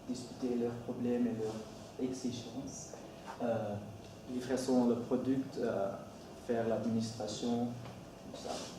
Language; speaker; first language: French; non-native, learner; Dutch